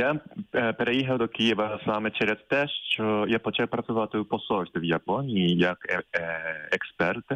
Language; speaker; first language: Ukrainian; non-native, fluent; Japanese